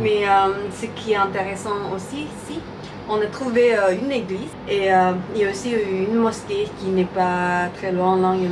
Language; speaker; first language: French; non-native, fluent; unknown